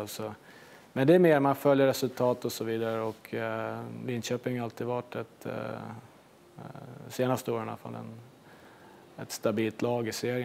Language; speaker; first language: Swedish; native; Swedish